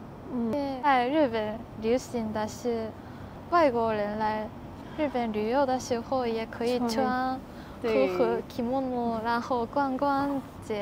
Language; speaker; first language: Chinese; non-native, learner; Japanese